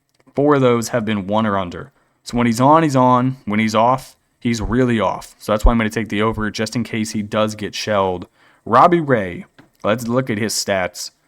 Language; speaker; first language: English; native; English